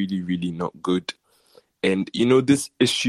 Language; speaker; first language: English; non-native, local second language; Akan